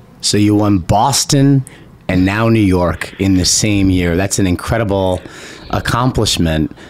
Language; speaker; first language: English; native; English